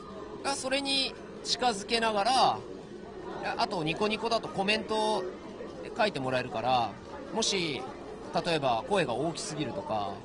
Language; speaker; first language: Japanese; native; Japanese